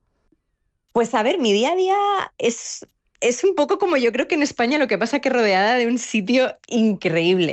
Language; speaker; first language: Spanish; native; Spanish